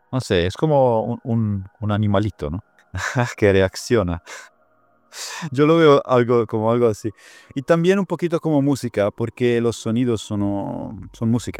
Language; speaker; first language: Spanish; non-native, fluent; Italian